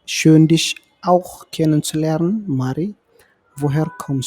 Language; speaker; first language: German; non-native, fluent; Tigrinya